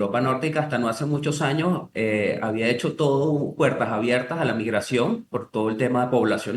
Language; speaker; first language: Spanish; native; Spanish